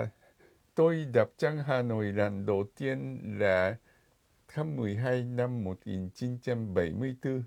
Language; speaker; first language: Vietnamese; non-native, fluent; Japanese